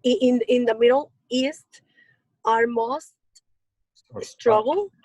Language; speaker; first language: English; non-native, learner; Spanish